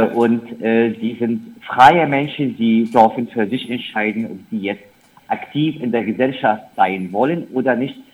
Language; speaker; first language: German; non-native, fluent; Arabic